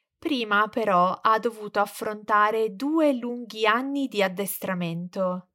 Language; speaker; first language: Italian; native; Italian